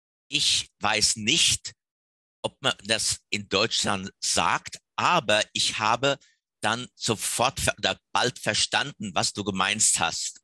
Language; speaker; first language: German; non-native, fluent; English